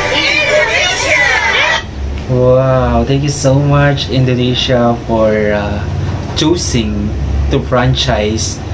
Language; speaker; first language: English; non-native, local second language; Filipino